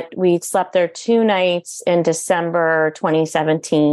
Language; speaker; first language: English; native; English